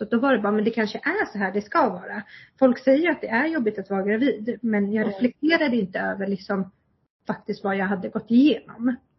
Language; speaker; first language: Swedish; early bilingual, other home language; Kurdish